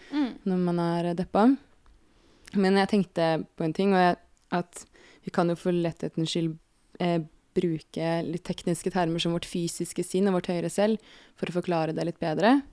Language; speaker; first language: Norwegian; native; Norwegian